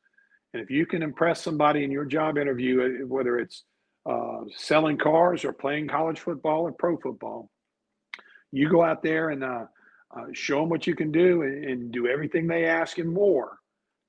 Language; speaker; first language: English; native; English